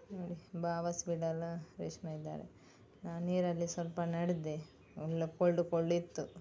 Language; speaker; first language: Kannada; native; Kannada